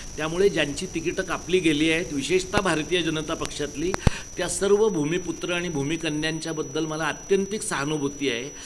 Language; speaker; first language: Marathi; native; Marathi